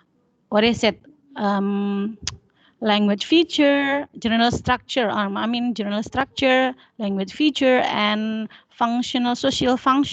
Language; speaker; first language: English; non-native, fluent; Indonesian